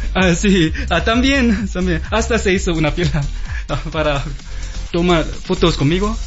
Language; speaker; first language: Spanish; non-native, learner; Korean